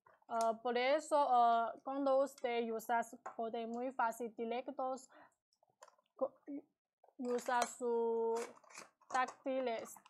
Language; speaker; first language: Spanish; non-native, learner; Chinese